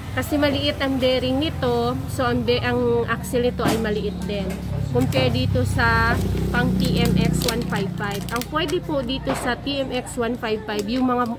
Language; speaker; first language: Filipino; native; Filipino